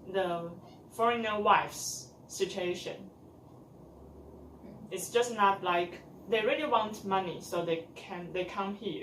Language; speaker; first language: English; non-native, learner; Chinese